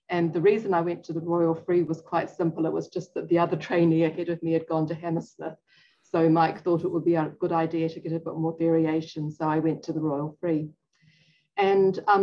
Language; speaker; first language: English; native; English